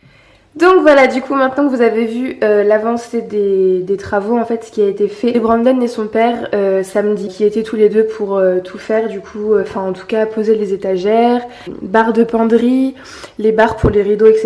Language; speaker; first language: French; native; French